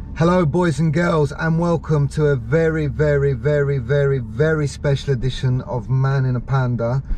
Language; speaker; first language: English; native; English